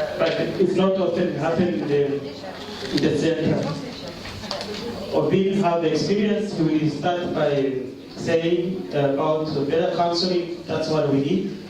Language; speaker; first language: English; non-native, fluent; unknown